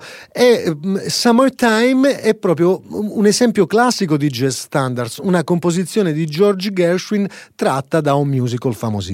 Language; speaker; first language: Italian; native; Italian